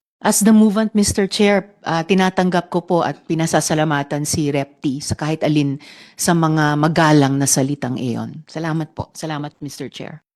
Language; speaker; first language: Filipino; native; Filipino